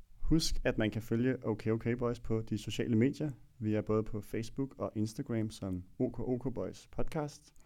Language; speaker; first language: Danish; native; Danish